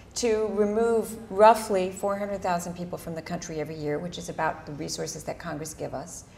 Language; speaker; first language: English; early bilingual, other home language; Spanish